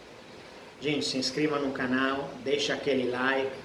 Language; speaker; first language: Portuguese; non-native, fluent; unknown